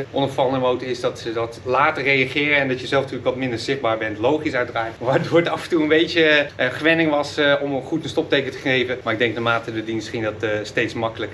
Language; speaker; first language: Dutch; native; Dutch